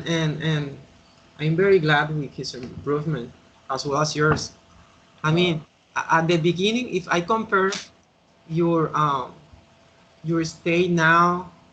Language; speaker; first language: English; non-native, fluent; Spanish